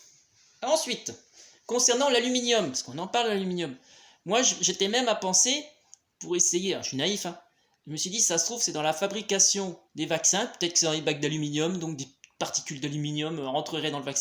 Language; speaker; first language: French; native; French